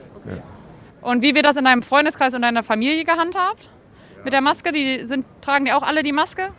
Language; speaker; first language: German; native; German